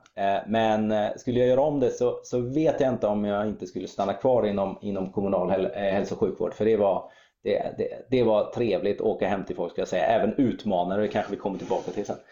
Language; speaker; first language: Swedish; early bilingual, other home language; German